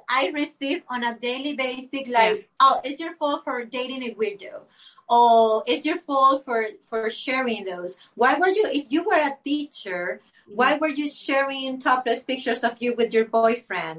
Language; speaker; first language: English; non-native, fluent; Spanish